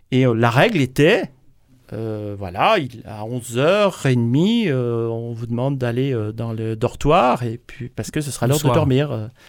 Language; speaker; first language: French; native; French